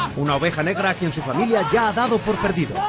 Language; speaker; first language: Spanish; native; Spanish